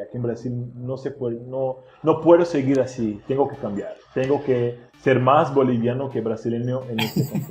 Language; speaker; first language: Spanish; non-native, fluent; Portuguese